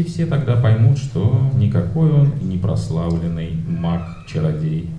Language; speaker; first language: Russian; native; Russian